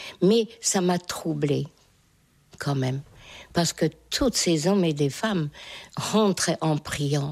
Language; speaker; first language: French; non-native, fluent; Hungarian